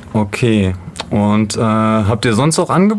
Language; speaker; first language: German; native; German